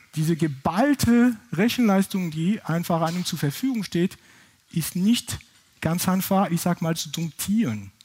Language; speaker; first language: German; non-native, fluent; French